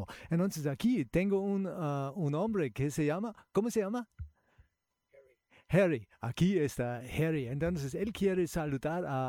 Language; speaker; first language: Spanish; non-native, learner; German